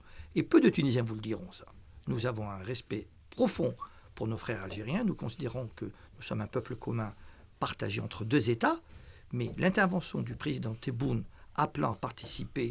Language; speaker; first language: French; non-native, local second language; Arabic